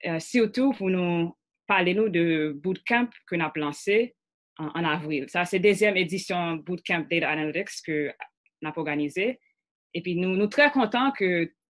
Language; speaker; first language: Haitian Creole; early bilingual, heritage; English